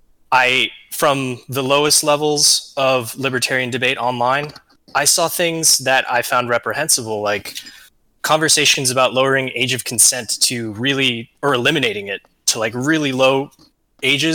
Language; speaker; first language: English; native; English